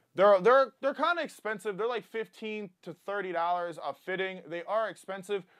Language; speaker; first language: English; native; English